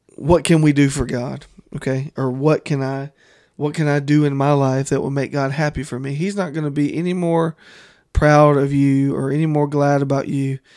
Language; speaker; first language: English; native; English